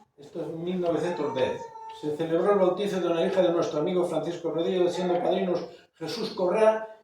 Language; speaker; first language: Spanish; non-native, local second language; Galician